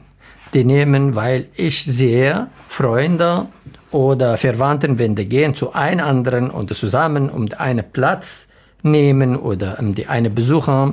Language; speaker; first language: German; non-native, learner; Arabic